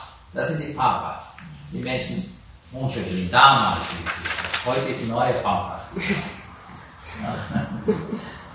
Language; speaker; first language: German; non-native, learner; Sinhala